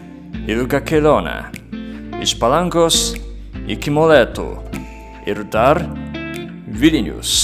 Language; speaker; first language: Lithuanian; non-native, fluent; Japanese